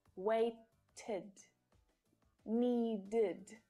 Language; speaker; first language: English; native; English